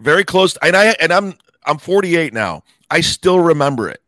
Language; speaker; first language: English; native; English